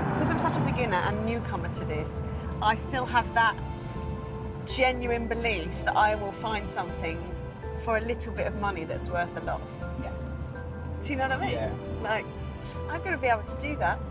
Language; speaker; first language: English; native; English